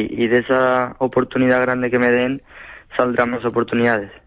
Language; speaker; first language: Spanish; native; Spanish